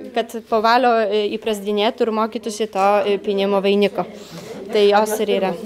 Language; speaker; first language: Lithuanian; native; Lithuanian